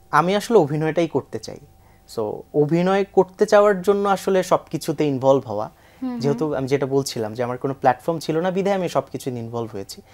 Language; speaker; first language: Bangla; native; Bangla